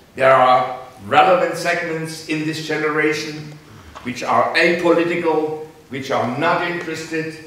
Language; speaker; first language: English; non-native, fluent; German